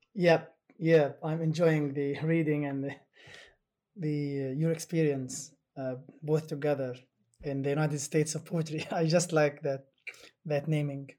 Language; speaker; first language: English; non-native, fluent; Arabic